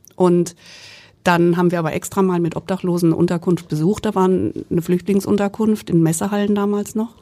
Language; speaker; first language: German; native; German